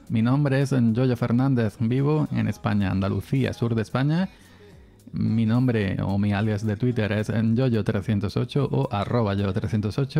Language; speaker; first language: Spanish; native; Spanish